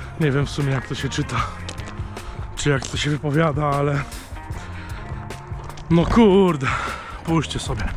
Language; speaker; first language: Polish; native; Polish